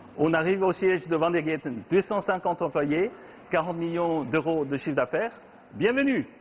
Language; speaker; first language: French; non-native, fluent; Chinese